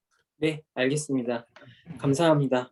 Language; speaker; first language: Korean; native; Korean